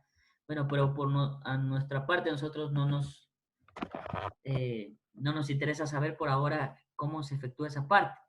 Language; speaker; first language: Spanish; native; Spanish